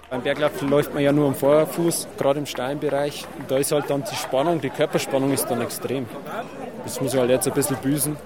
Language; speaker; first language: German; native; German